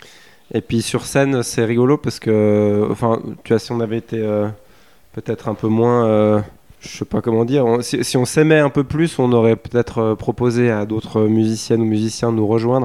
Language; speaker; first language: French; native; French